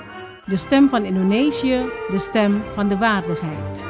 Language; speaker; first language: Dutch; non-native, fluent; Indonesian